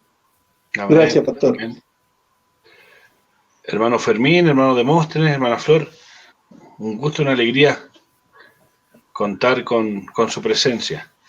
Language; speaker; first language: Spanish; native; Spanish